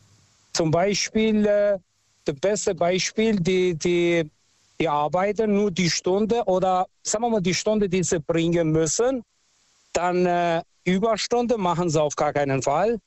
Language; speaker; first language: German; non-native, local second language; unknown